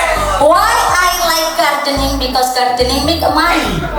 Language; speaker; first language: English; non-native, learner; Indonesian